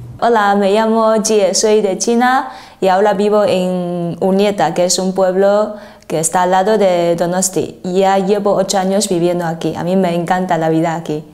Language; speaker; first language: Spanish; non-native, fluent; Chinese